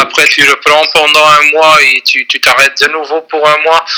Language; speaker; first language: French; non-native, fluent; Dutch